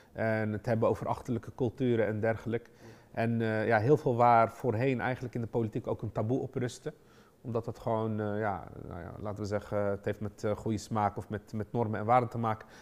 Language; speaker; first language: Dutch; early bilingual, other home language; Arabic